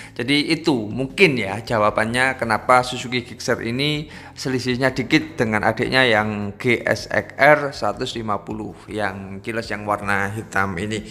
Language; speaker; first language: Indonesian; native; Indonesian